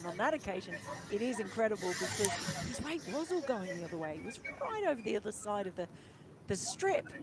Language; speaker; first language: English; native; English